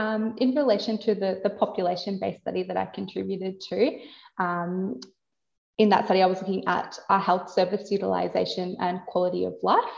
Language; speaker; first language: English; native; English